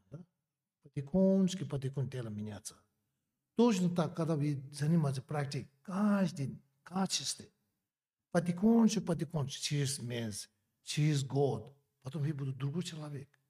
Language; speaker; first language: Russian; non-native, learner; Tibetan